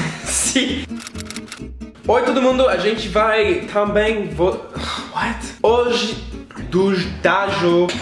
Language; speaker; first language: Portuguese; non-native, learner; English